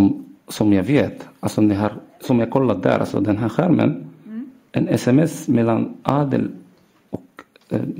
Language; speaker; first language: Swedish; non-native, learner; Arabic